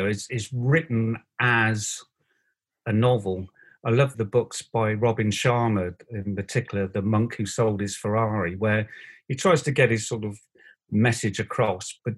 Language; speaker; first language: English; native; English